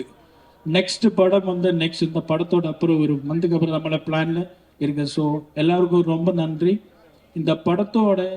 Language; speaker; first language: Tamil; non-native, learner; Malayalam